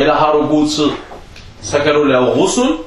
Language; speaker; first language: Danish; non-native, fluent; Arabic